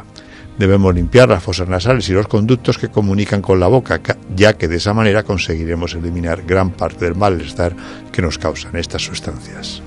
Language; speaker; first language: Spanish; native; Spanish